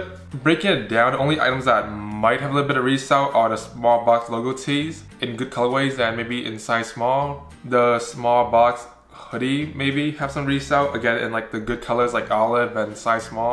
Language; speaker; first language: English; native; English